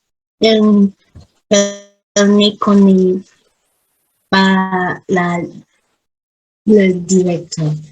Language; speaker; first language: French; non-native, learner; Vietnamese